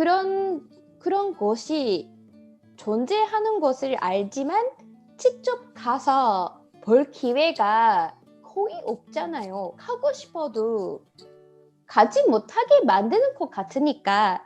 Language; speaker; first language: Korean; non-native, fluent; English